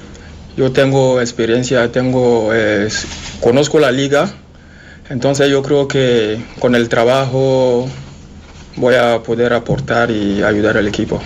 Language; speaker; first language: Spanish; non-native, fluent; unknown